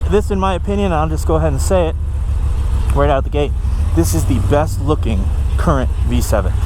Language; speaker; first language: English; native; English